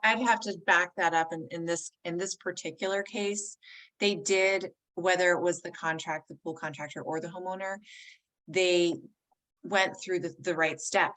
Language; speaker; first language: English; native; English